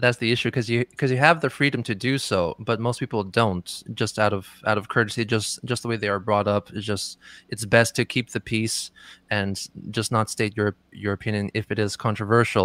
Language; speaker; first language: English; native; English